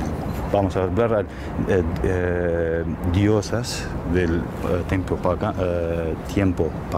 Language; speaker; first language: Spanish; non-native, learner; Armenian